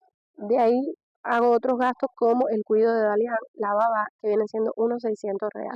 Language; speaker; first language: Spanish; native; Spanish